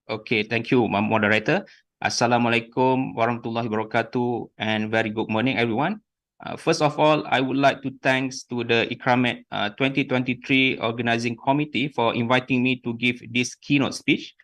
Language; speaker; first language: English; non-native, fluent; Indonesian